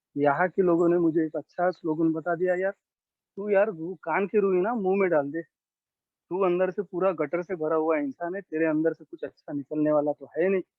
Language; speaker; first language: Hindi; non-native, local second language; Marathi